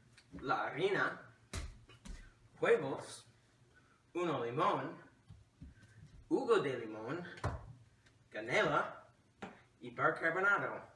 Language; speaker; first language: Spanish; non-native, learner; English